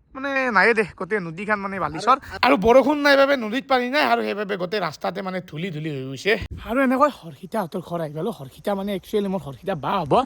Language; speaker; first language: Assamese; native; Assamese